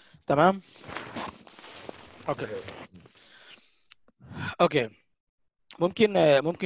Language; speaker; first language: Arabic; non-native, fluent; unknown